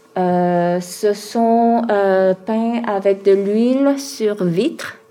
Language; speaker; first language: French; early bilingual, other home language; Korean